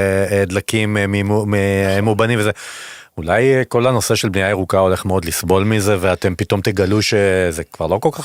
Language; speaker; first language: Hebrew; native; Hebrew